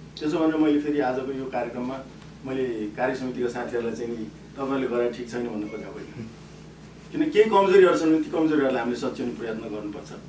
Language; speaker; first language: Nepali; native; Nepali